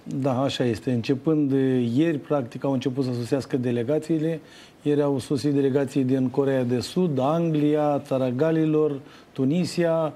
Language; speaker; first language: Romanian; native; Romanian